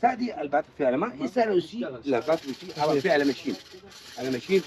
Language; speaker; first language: French; non-native, learner; Arabic